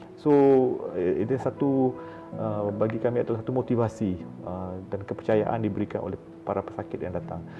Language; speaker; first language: Malay; native; Malay